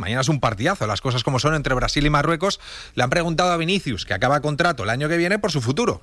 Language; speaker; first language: Spanish; native; Spanish